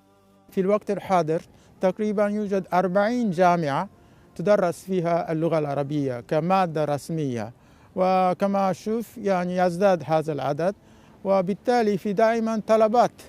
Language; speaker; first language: Arabic; non-native, fluent; Japanese